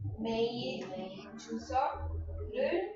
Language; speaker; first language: Korean; non-native, learner; Spanish